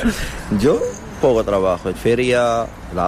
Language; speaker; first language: Spanish; non-native, learner; Arabic